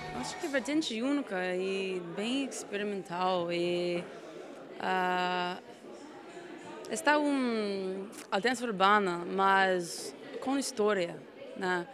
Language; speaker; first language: Portuguese; non-native, fluent; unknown